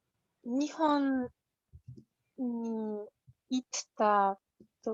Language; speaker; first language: Japanese; non-native, learner; Polish